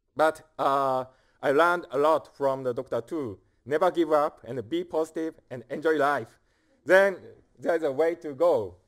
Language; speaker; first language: English; non-native, fluent; Japanese